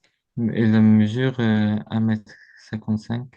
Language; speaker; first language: French; non-native, learner; Azerbaijani